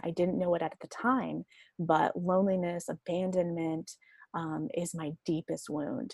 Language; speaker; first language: English; native; English